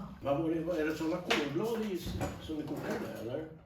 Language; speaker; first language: Swedish; native; Swedish